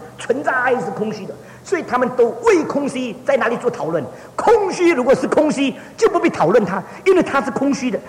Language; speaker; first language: Chinese; early bilingual, heritage; Chinese